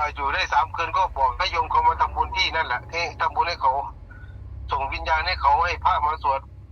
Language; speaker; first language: Thai; non-native, local second language; Northeastern Thai